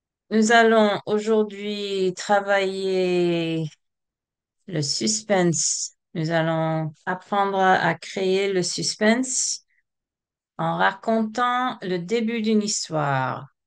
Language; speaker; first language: French; non-native, fluent; English